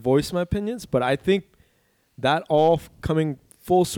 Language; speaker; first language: English; early bilingual, other home language; Korean